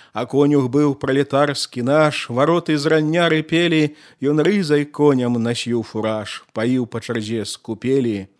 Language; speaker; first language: Belarusian; native; Belarusian